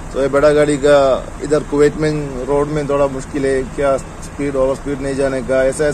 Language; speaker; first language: Hindi; non-native, local second language; Malayalam